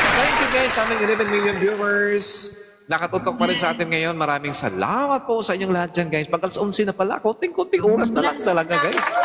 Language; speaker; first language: Filipino; native; Filipino